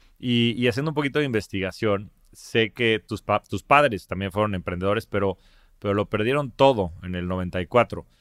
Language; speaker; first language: Spanish; native; Spanish